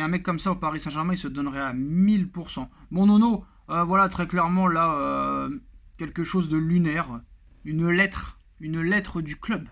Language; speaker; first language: French; native; French